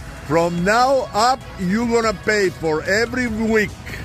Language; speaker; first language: English; non-native, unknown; Bulgarian